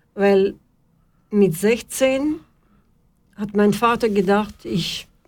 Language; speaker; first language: German; non-native, fluent; Dutch